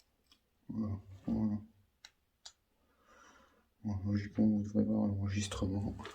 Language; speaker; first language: French; native; French